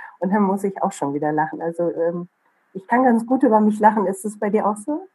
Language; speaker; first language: German; native; German